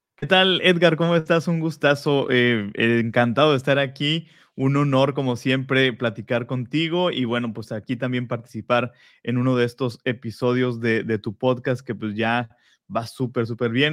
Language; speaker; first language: Spanish; native; Spanish